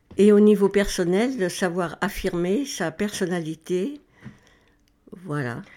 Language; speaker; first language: French; native; French